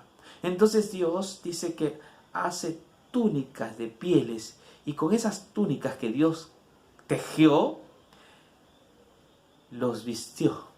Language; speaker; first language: Spanish; native; Spanish